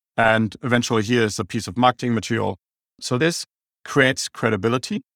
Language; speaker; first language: English; non-native, fluent; German